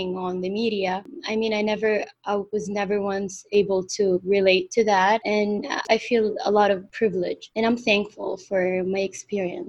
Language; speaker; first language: English; non-native, fluent; Arabic